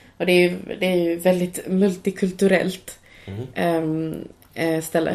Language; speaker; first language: Swedish; early bilingual, other home language; Cantonese